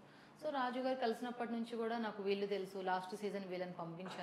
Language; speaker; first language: Telugu; native; Telugu